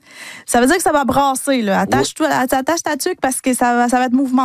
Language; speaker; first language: French; non-native, fluent; Spanish